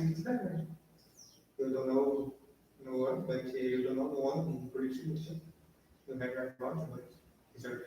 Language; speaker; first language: English; non-native, learner; Portuguese